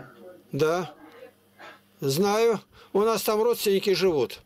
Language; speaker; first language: Russian; native; Russian